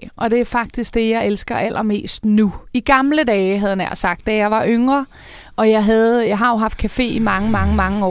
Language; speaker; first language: Danish; native; Danish